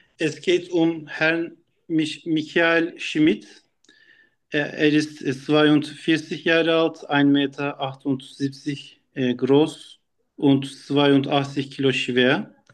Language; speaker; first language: German; non-native, learner; Turkish